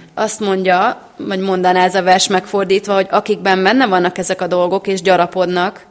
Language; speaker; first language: Hungarian; native; Hungarian